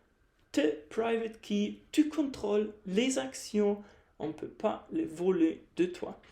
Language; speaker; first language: French; non-native, fluent; German